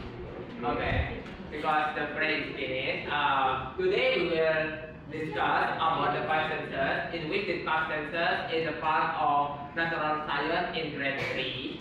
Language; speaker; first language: English; non-native, learner; Indonesian